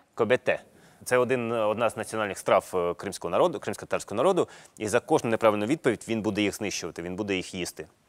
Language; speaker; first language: Ukrainian; native; Ukrainian